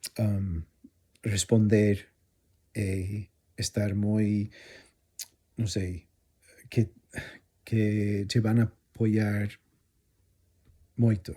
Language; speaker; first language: Galician; non-native, fluent; English